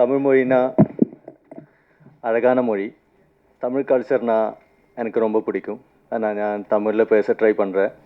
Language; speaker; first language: Tamil; non-native, learner; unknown